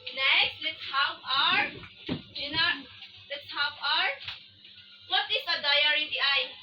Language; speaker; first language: English; non-native, local second language; Cebuano